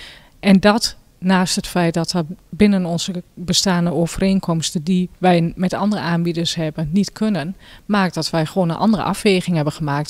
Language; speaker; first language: Dutch; native; Dutch